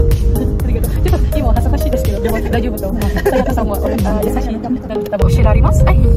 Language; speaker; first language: Japanese; non-native, learner; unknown